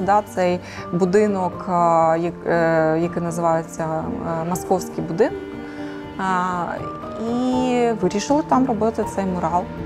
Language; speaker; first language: Ukrainian; native; Ukrainian